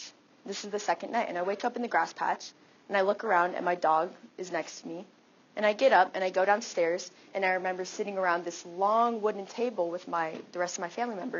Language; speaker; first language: English; native; English